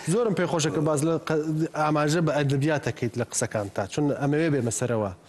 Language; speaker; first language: Central Kurdish; early bilingual, heritage; Central Kurdish